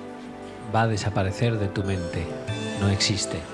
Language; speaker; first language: Spanish; native; Spanish